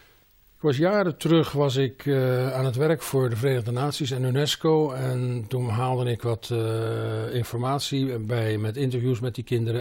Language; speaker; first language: Dutch; native; Dutch